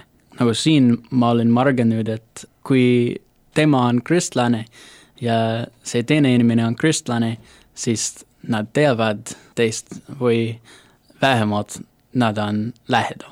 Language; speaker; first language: Estonian; non-native, learner; English